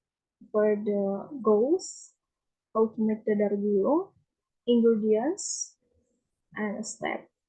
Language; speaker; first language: English; non-native, learner; Indonesian